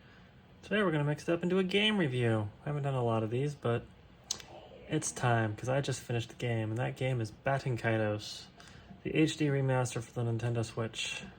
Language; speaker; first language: English; native; English